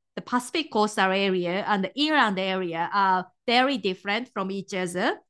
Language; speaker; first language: English; non-native, fluent; Japanese